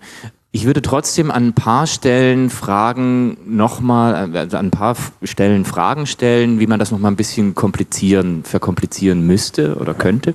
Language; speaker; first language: German; native; German